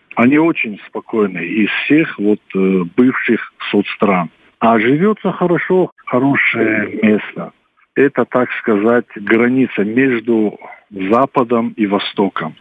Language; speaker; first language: Russian; non-native, local second language; Ossetic